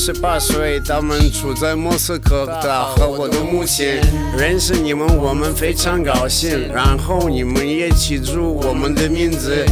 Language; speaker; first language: Chinese; non-native, learner; Russian